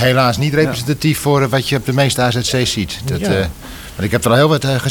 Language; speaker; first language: Dutch; native; Dutch